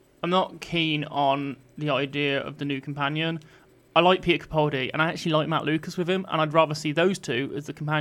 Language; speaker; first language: English; native; English